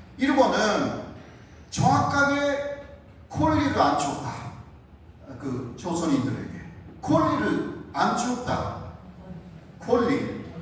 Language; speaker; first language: Korean; non-native, fluent; Japanese